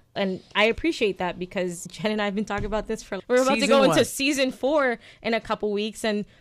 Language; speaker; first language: English; native; English